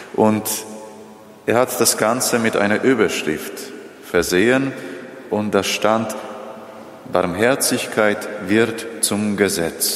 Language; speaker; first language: German; non-native, fluent; Polish